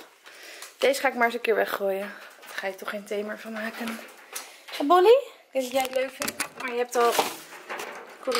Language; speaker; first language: Dutch; native; Dutch